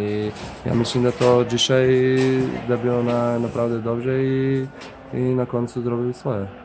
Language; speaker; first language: Polish; non-native, learner; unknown